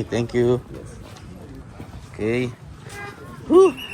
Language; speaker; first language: English; non-native, fluent; Filipino